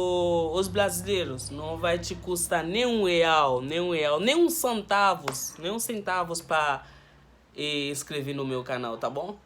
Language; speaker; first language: Portuguese; non-native, learner; Haitian Creole